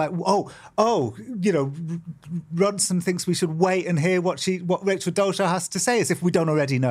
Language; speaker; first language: English; native; English